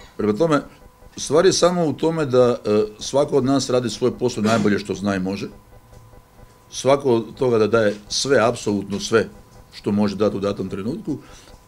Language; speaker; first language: Croatian; native; Croatian